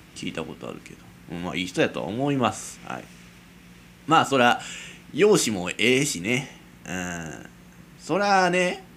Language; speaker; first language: Japanese; native; Japanese